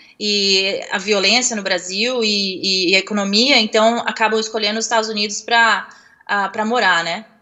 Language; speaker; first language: Portuguese; native; Portuguese